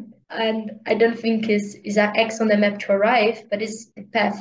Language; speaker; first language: English; non-native, learner; Portuguese